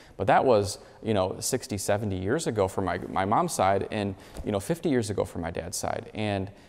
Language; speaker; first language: English; native; English